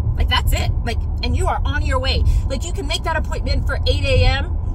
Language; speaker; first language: English; native; English